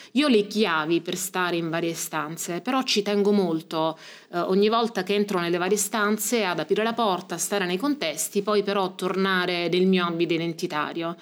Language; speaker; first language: Italian; native; Italian